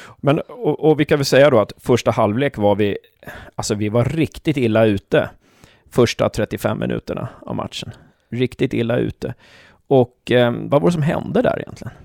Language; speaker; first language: Swedish; native; Swedish